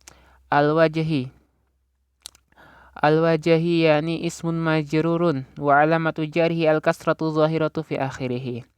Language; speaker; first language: Arabic; non-native, fluent; Indonesian